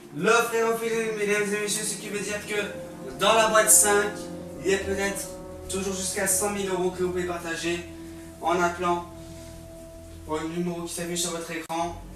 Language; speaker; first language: French; native; French